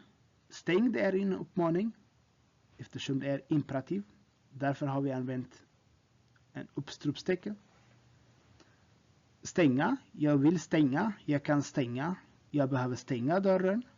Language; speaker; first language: Swedish; non-native, fluent; Tigrinya